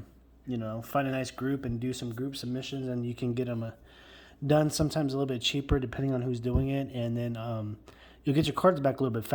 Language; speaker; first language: English; native; English